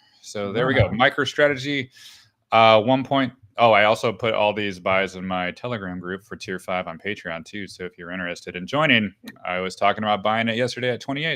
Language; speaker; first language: English; native; English